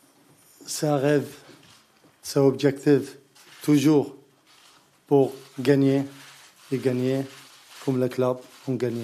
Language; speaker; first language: French; non-native, learner; Arabic